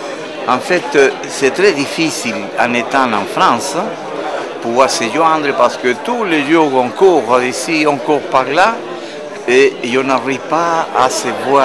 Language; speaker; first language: French; non-native, fluent; Spanish